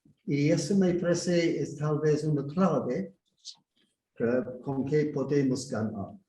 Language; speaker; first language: Spanish; non-native, fluent; English